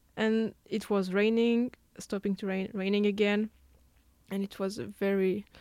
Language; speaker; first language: English; non-native, fluent; French